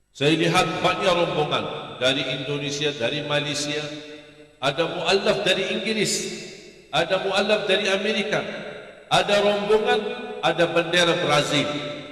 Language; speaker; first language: Malay; non-native, fluent; Arabic